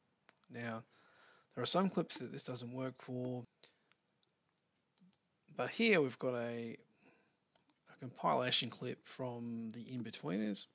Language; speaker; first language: English; native; English